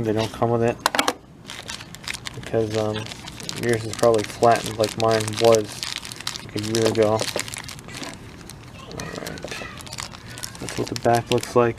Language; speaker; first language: English; native; English